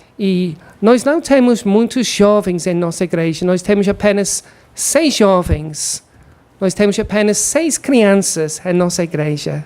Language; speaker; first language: Portuguese; non-native, fluent; English